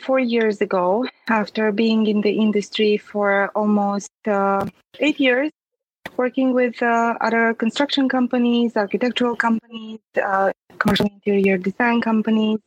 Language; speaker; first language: English; non-native, fluent; Romanian